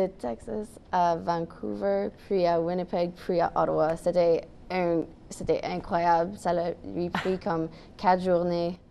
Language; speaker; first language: French; non-native, local second language; English